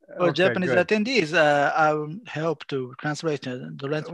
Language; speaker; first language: English; non-native, fluent; Japanese